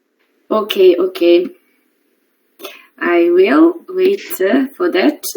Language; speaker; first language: English; non-native, learner; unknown